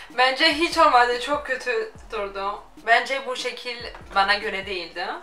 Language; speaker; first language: Turkish; early bilingual, heritage; French